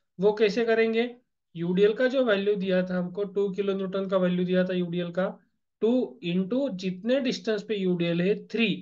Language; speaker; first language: Hindi; non-native, local second language; Marathi